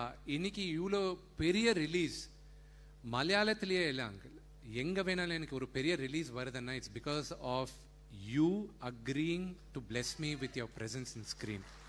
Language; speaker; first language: Tamil; non-native, fluent; Telugu